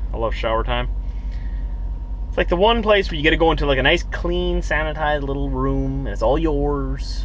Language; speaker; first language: English; native; English